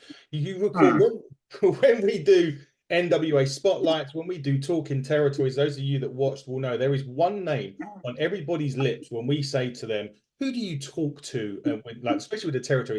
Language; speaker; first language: English; native; English